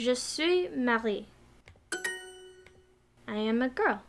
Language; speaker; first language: French; non-native, learner; English